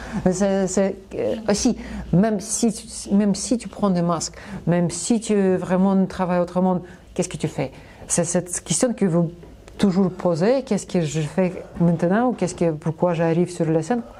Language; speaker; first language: French; non-native, learner; Russian